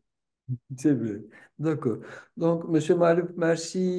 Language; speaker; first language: French; non-native, fluent; Turkish